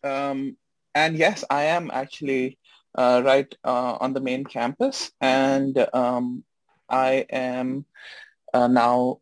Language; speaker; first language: English; non-native, local second language; Hindi